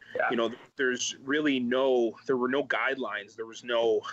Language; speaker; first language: English; native; English